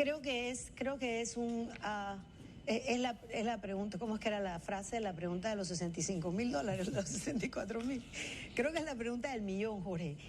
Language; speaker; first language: Spanish; native; Spanish